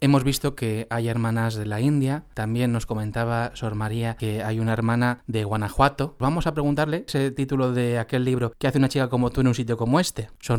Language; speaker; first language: Spanish; native; Spanish